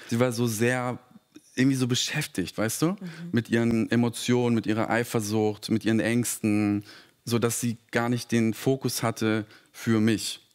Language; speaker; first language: German; early bilingual, other home language; Serbian